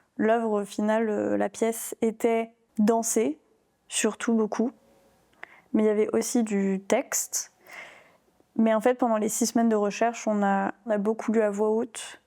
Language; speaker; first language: French; native; French